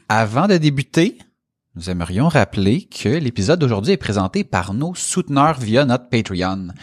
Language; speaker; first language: French; native; French